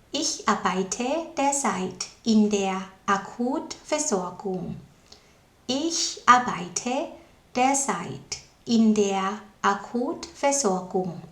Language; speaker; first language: German; non-native, fluent; Thai